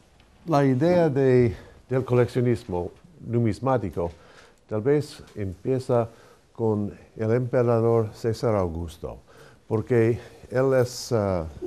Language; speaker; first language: Spanish; non-native, fluent; English